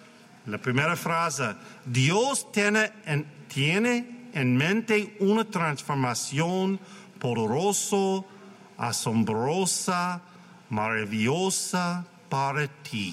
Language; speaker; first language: Spanish; non-native, learner; English